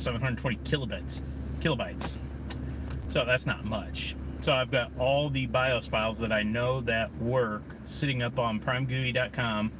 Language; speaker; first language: English; native; English